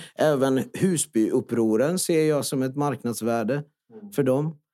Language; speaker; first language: Swedish; non-native, local second language; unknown